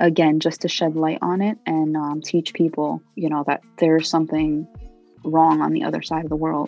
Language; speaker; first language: English; early bilingual, other home language; Arabic